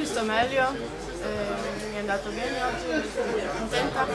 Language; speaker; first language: Italian; non-native, local second language; German